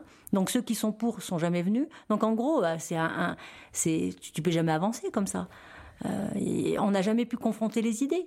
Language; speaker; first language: French; native; French